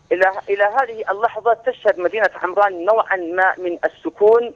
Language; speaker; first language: Arabic; native; Arabic